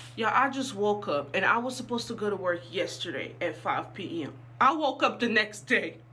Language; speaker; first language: English; early bilingual, other home language; Spanish